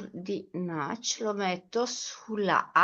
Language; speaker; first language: Italian; native; Italian